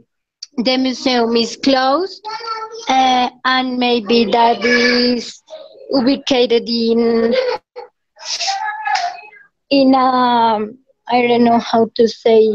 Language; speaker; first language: English; non-native, learner; Spanish